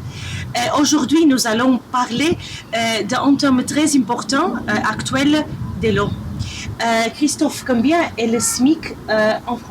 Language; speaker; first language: French; non-native, learner; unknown